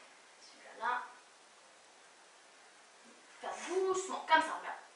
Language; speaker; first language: French; native; French